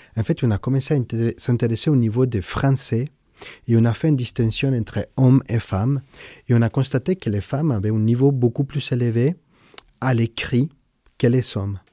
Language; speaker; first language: French; non-native, fluent; Spanish